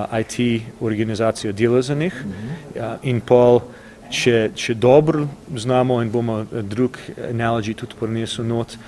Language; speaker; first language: Slovenian; early bilingual, heritage; English